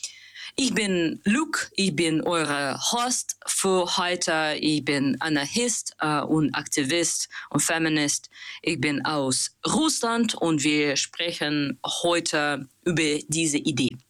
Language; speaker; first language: German; non-native, learner; Russian